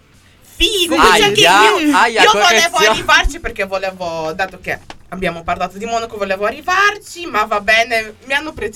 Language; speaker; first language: Italian; native; Italian